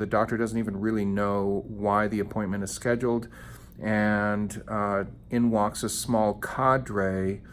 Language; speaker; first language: English; native; English